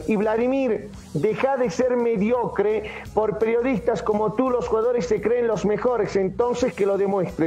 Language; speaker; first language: Spanish; native; Spanish